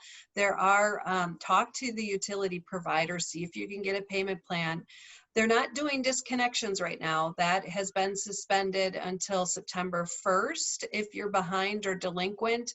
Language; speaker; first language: English; native; English